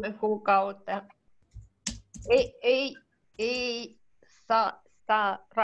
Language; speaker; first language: Finnish; non-native, learner; Russian